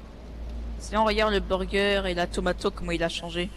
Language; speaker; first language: French; native; French